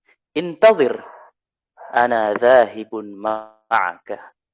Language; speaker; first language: Arabic; non-native, fluent; Indonesian